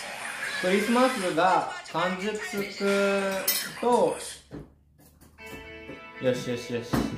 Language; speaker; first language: Japanese; non-native, fluent; Filipino